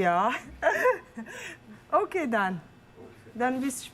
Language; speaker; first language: German; non-native, learner; Somali